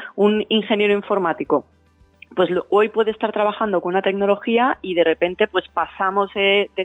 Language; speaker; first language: Spanish; native; Spanish